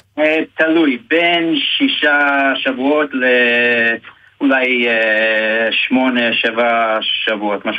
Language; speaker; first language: Hebrew; non-native, fluent; English